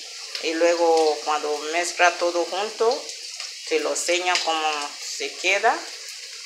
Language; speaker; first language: Spanish; non-native, learner; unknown